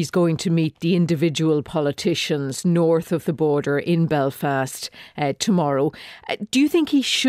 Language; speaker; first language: English; native; English